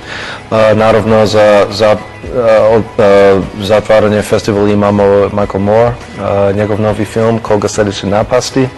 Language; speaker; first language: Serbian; non-native, fluent; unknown